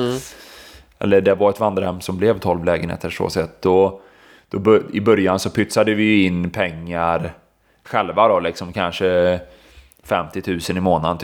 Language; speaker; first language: Swedish; native; Swedish